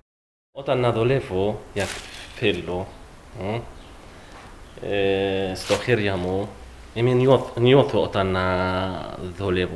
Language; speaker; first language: Greek; non-native, learner; Arabic